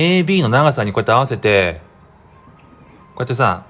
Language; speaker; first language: Japanese; native; Japanese